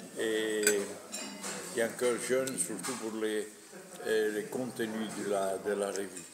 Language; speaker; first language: French; non-native, fluent; Italian